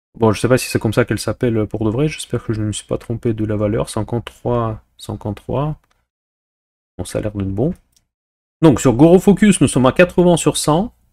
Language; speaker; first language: French; non-native, fluent; Russian